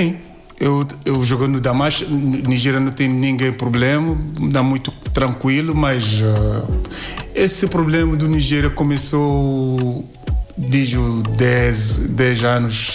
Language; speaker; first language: Portuguese; non-native, learner; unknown